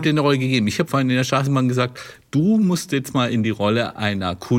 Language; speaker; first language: German; native; German